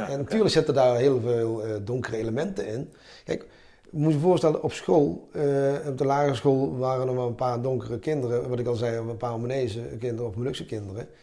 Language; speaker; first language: Dutch; early bilingual, other home language; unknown